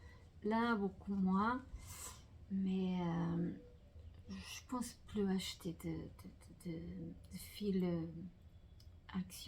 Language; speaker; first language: French; non-native, fluent; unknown